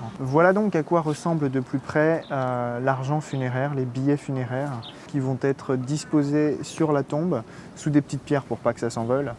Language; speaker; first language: French; native; French